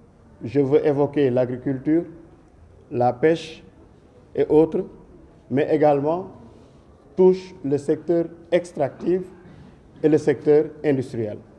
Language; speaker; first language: French; non-native, local second language; Wolof